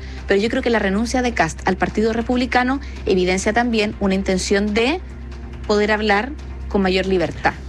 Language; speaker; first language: Spanish; native; Spanish